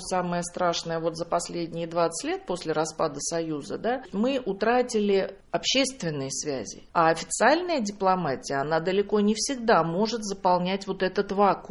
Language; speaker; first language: Russian; native; Russian